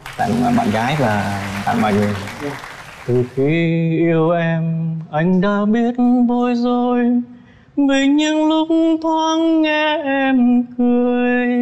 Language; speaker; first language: Vietnamese; native; Vietnamese